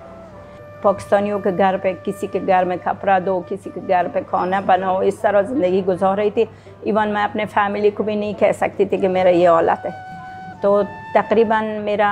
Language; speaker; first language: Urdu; non-native, fluent; Persian